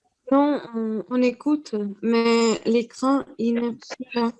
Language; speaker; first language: French; non-native, fluent; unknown